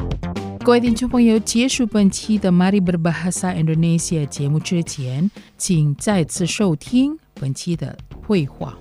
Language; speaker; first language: Chinese; non-native, fluent; Indonesian